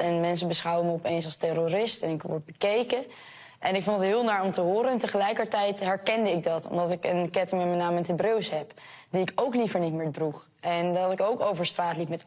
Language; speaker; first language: Dutch; native; Dutch